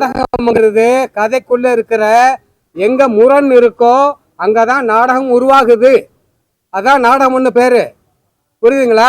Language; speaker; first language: Tamil; native; Tamil